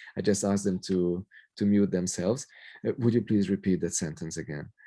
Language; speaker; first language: English; non-native, fluent; Hungarian